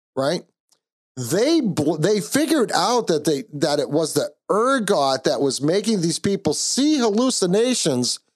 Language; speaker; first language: English; native; English